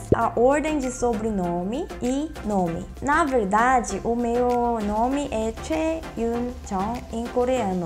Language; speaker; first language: Portuguese; non-native, fluent; Korean